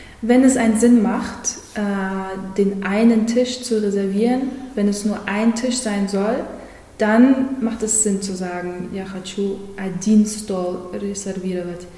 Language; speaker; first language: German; non-native, fluent; Russian